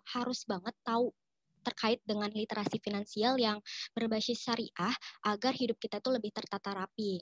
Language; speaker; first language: Indonesian; native; Indonesian